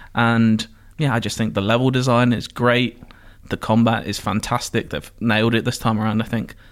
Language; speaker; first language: English; native; English